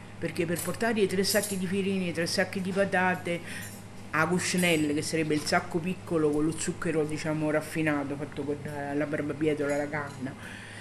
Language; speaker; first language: Italian; native; Italian